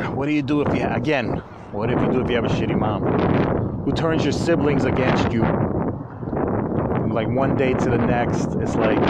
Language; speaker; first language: English; native; English